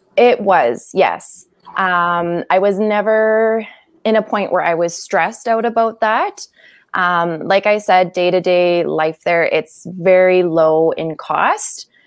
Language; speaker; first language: English; native; English